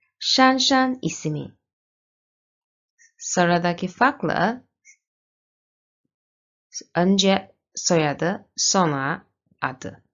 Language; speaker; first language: Turkish; non-native, learner; Chinese